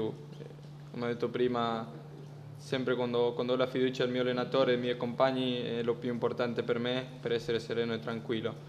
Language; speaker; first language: Italian; non-native, fluent; Spanish